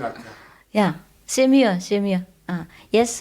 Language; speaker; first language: French; non-native, learner; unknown